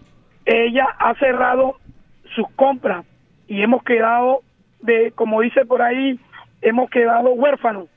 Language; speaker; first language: Spanish; native; Spanish